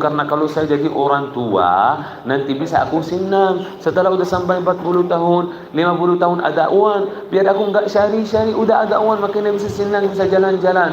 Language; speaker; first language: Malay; non-native, fluent; Arabic